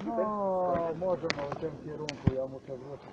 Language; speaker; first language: Polish; non-native, learner; Slovenian